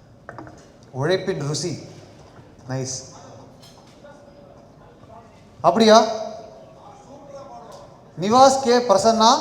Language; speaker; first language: Tamil; native; Tamil